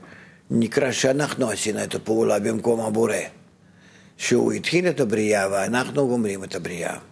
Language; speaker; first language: Hebrew; non-native, fluent; Russian